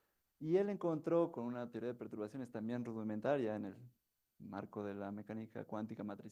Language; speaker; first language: Spanish; native; Spanish